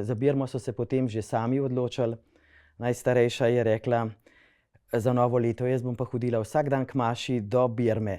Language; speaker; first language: Slovenian; native; Slovenian